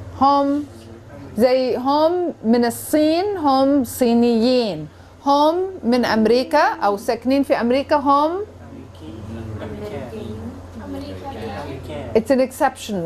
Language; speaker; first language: Arabic; non-native, fluent; English